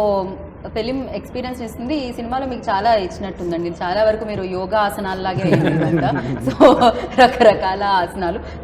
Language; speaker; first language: Telugu; native; Telugu